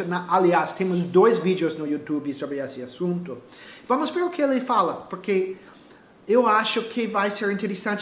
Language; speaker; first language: Portuguese; non-native, fluent; English